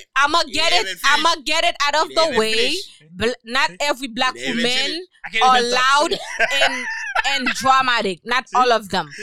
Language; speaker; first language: English; non-native, fluent; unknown